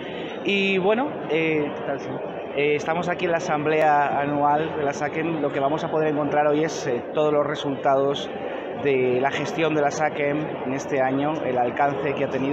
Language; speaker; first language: Spanish; native; Spanish